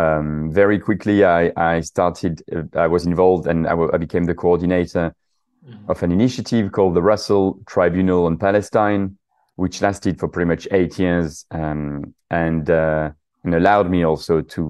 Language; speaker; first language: English; non-native, fluent; French